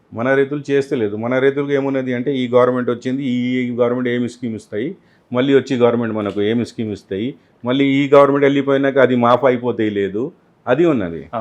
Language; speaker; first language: Telugu; non-native, local second language; Urdu